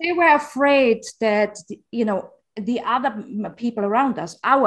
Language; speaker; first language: English; non-native, fluent; German